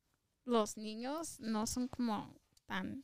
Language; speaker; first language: Spanish; early bilingual, heritage; Spanish